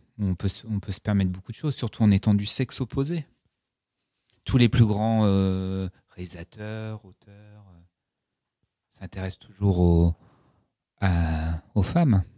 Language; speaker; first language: French; native; French